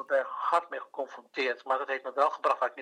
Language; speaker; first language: Dutch; early bilingual, other home language; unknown